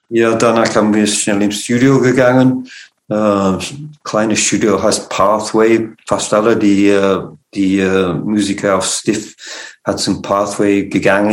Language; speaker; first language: German; non-native, fluent; English